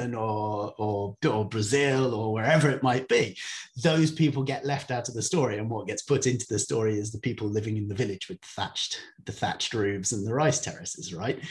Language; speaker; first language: English; native; English